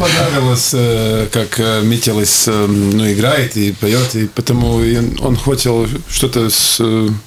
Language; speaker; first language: Russian; non-native, local second language; Latvian